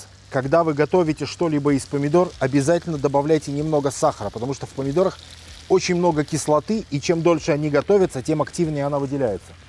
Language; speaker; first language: Russian; native; Russian